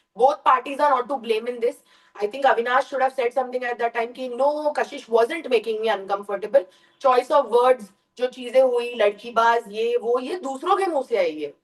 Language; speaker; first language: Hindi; early bilingual, heritage; Hindi